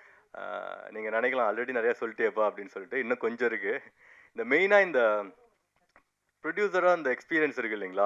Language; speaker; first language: Tamil; native; Tamil